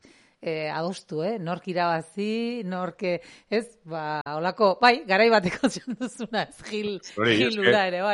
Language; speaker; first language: Basque; native; Basque